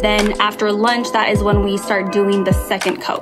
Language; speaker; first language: English; native; English